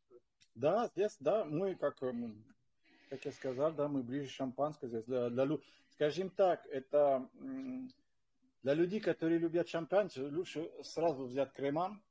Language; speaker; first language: Russian; non-native, fluent; French